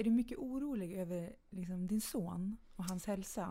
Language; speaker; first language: Swedish; native; Swedish